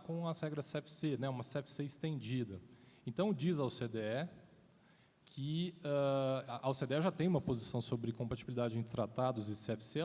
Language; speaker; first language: Portuguese; native; Portuguese